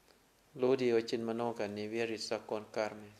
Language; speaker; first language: Russian; non-native, learner; Thai